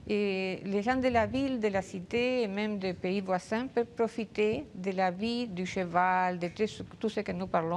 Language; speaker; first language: French; non-native, fluent; Spanish